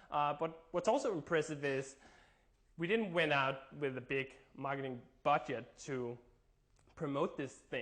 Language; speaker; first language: English; non-native, fluent; Danish